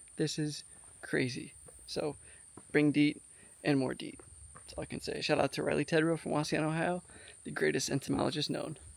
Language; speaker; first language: English; native; English